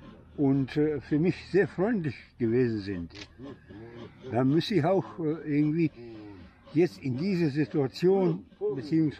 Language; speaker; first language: German; non-native, fluent; Bosnian